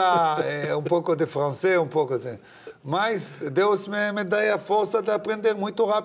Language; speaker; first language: Portuguese; non-native, learner; Hebrew